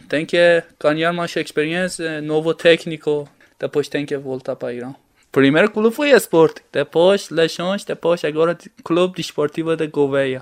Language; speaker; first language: Portuguese; non-native, learner; Persian